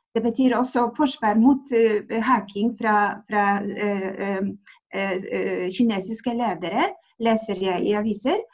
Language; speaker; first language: Norwegian; non-native, fluent; Polish